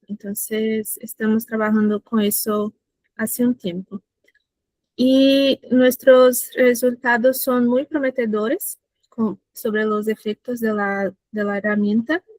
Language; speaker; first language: Spanish; non-native, fluent; Portuguese